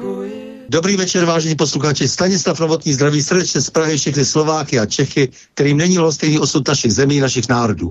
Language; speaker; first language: Czech; native; Czech